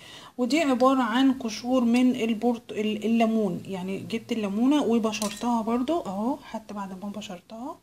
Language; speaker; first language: Arabic; native; Arabic